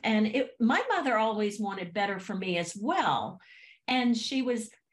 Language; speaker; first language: English; native; English